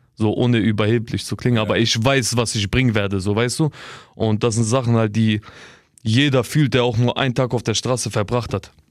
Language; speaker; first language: German; early bilingual, other home language; Albanian